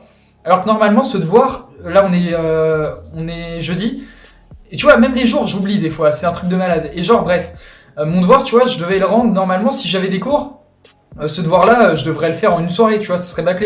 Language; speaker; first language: French; native; French